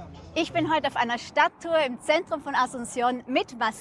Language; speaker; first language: German; native; German